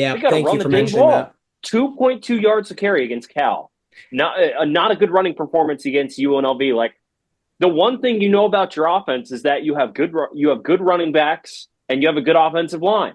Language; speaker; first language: English; native; English